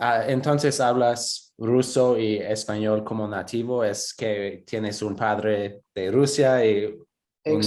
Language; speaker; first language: Spanish; non-native, fluent; English